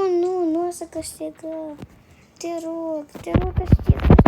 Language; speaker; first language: Romanian; early bilingual, heritage; Romanian